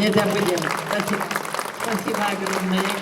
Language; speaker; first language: Russian; non-native, fluent; French